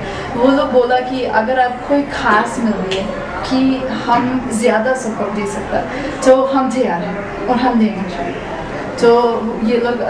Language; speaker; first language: Hindi; non-native, fluent; English